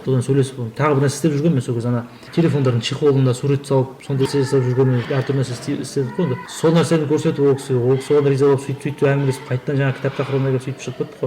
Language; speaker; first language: Kazakh; native; Kazakh